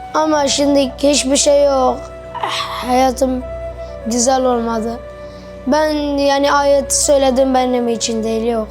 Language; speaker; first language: Turkish; early bilingual, other home language; Arabic